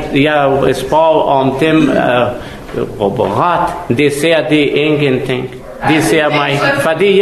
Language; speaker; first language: Danish; non-native, learner; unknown